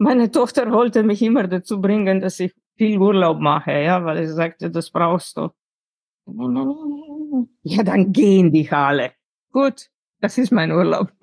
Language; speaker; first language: German; non-native, fluent; Slovenian